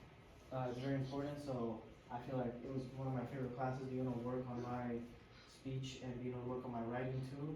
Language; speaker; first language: English; early bilingual, other home language; Spanish